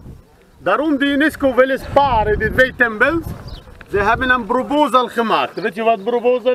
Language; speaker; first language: Dutch; non-native, learner; Arabic